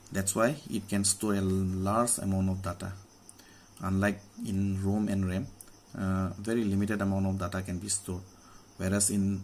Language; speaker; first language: English; non-native, local second language; Assamese